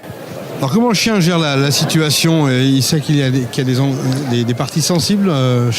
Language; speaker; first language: French; native; French